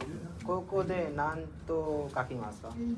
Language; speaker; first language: Japanese; non-native, learner; Hindi